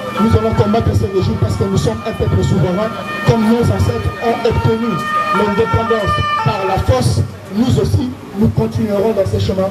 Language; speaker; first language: French; non-native, local second language; Lingala